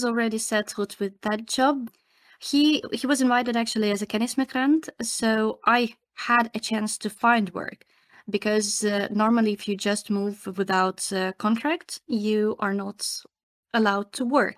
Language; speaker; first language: English; non-native, fluent; Ukrainian